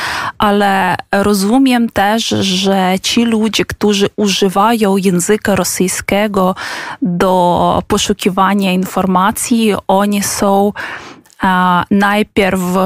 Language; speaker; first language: Polish; non-native, fluent; Ukrainian